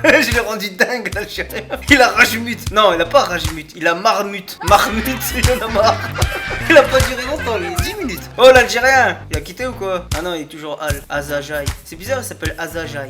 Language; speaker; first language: French; native; French